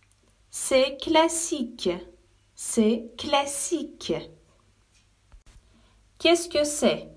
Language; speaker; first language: French; non-native, fluent; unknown